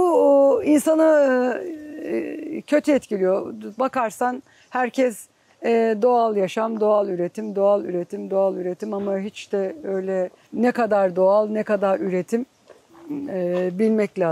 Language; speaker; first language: Turkish; native; Turkish